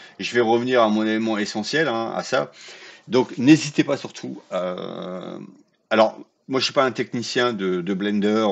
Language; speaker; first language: French; native; French